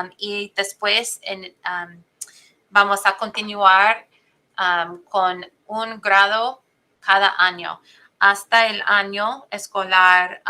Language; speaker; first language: Spanish; non-native, fluent; English